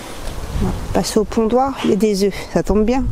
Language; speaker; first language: French; native; French